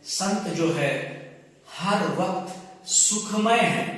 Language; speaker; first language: Hindi; non-native, local second language; Marathi